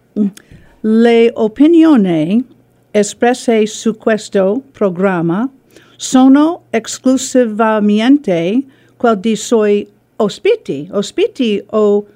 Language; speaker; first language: Italian; non-native, learner; English